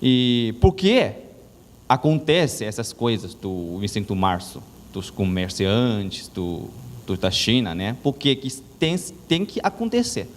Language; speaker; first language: Portuguese; non-native, learner; Chinese